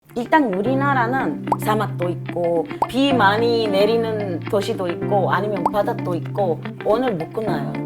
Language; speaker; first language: Korean; non-native, fluent; Spanish